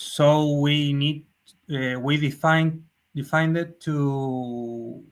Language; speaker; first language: English; non-native, learner; Spanish